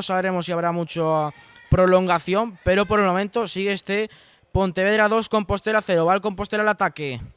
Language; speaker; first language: Spanish; non-native, local second language; Galician